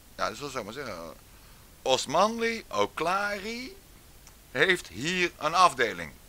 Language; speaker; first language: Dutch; native; Dutch